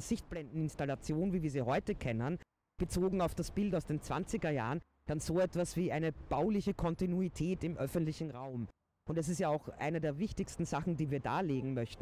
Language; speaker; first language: German; native; German